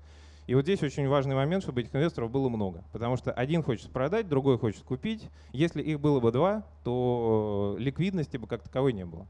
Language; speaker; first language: Russian; native; Russian